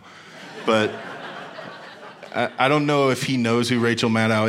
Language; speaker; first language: English; native; English